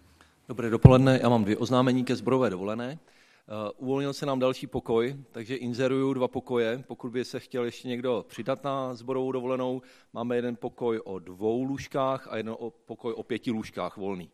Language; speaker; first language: Czech; native; Czech